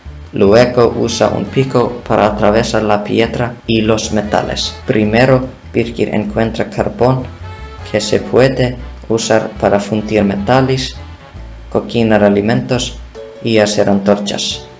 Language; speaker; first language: Spanish; non-native, learner; Icelandic